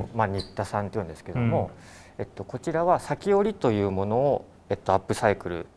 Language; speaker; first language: Japanese; native; Japanese